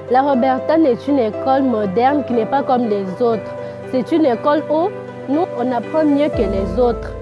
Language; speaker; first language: French; non-native, local second language; Luba-Lulua